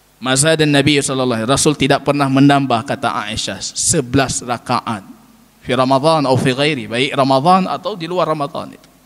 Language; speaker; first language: Malay; non-native, local second language; Achinese